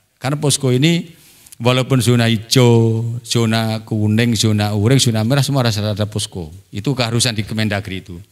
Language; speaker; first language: Indonesian; non-native, local second language; Javanese